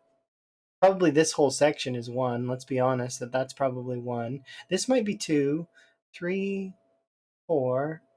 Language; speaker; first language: English; native; English